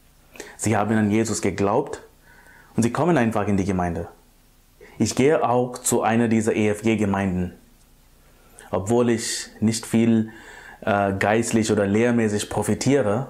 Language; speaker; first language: German; non-native, fluent; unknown